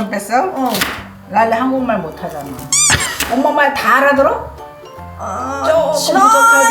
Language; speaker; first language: Korean; native; Korean